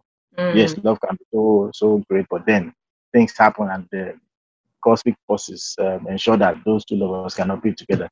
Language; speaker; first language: English; non-native, local second language; Yoruba